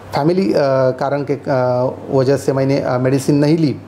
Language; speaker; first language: Hindi; non-native, local second language; Marathi